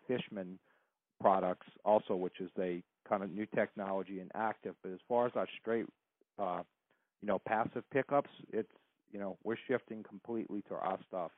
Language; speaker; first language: English; native; English